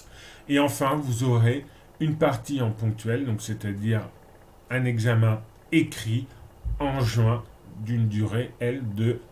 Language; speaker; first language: French; native; French